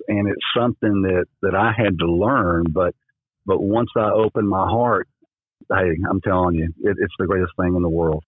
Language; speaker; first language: English; native; English